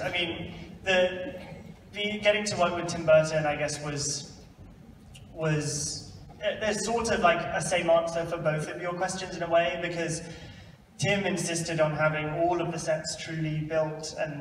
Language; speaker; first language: English; native; English